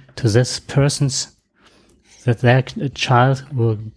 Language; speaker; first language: English; non-native, learner; German